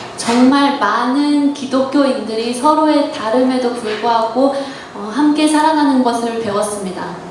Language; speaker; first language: Korean; native; Korean